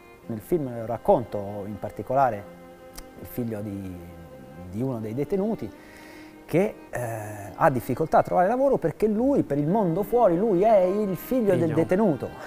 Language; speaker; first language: Italian; native; Italian